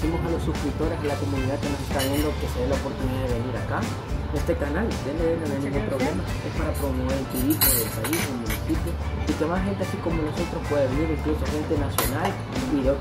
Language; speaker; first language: Spanish; native; Spanish